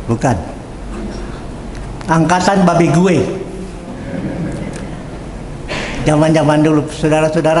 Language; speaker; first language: Indonesian; native; Indonesian